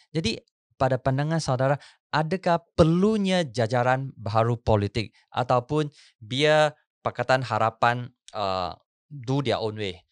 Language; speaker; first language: Malay; non-native, local second language; Chinese